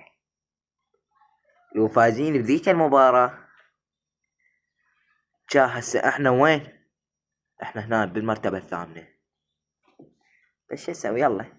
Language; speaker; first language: Arabic; native; Arabic